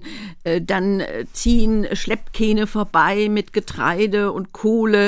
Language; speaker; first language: German; native; German